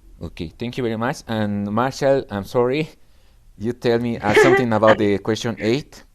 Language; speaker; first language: English; non-native, fluent; Spanish